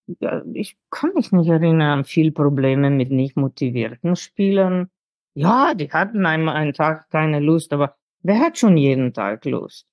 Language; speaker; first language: German; non-native, fluent; Slovenian